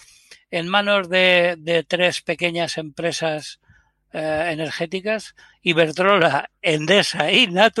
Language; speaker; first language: Spanish; native; Spanish